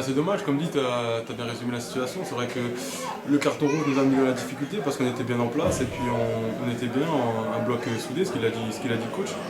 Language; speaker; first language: French; native; French